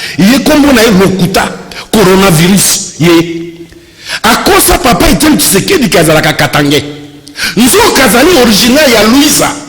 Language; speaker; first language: Lingala; native; Lingala